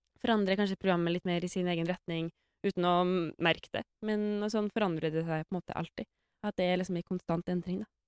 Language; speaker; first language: Norwegian; native; Norwegian